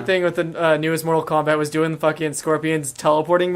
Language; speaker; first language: English; native; English